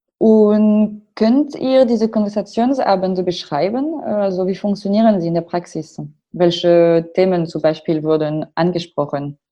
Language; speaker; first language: German; non-native, fluent; French